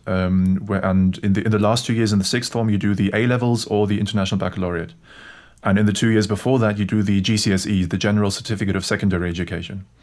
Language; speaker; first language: English; non-native, fluent; German